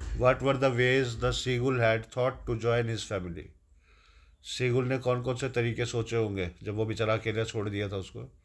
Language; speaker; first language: Hindi; native; Hindi